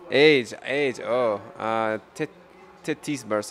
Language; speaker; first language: Nepali; non-native, learner; English